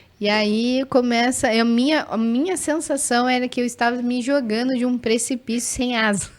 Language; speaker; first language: Portuguese; native; Portuguese